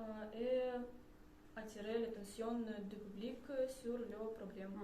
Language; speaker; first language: French; non-native, learner; Russian